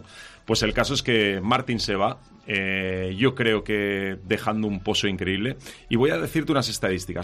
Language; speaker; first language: Spanish; native; Spanish